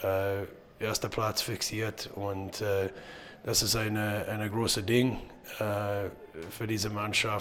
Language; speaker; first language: German; non-native, learner; English